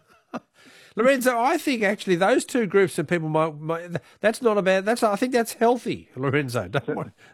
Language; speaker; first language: English; native; English